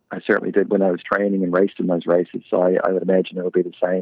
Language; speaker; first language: English; native; English